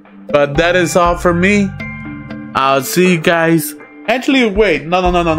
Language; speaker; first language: English; early bilingual, other home language; Spanish